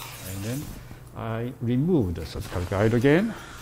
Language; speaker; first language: English; non-native, fluent; Korean